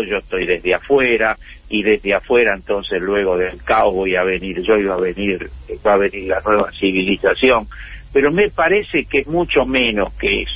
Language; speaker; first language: Spanish; native; Spanish